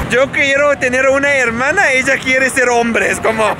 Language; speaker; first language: Spanish; non-native, learner; Arabic